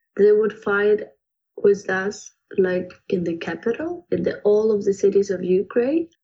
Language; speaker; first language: English; non-native, fluent; Ukrainian